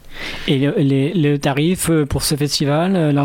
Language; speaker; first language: French; native; French